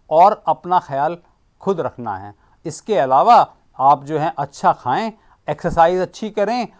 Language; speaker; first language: Hindi; native; Hindi